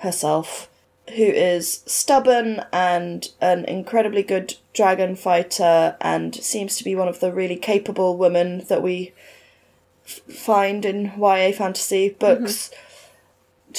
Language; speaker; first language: English; native; English